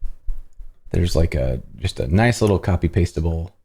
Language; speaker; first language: English; native; English